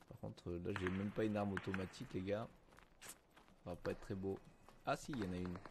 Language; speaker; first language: French; native; French